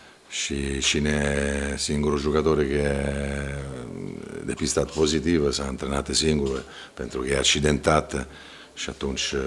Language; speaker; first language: Romanian; non-native, fluent; Italian